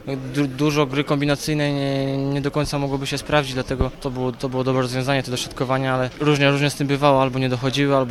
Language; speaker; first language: Polish; native; Polish